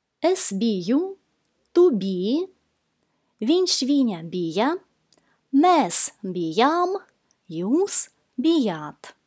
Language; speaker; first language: Latvian; non-native, local second language; Russian